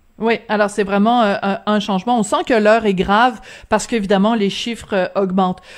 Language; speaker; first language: French; native; French